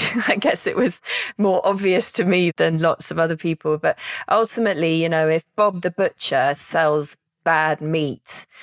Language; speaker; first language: English; native; English